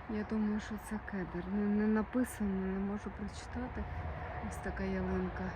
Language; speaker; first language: Ukrainian; non-native, local second language; Russian